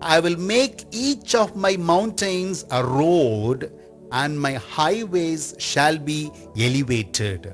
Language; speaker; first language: English; non-native, local second language; Tamil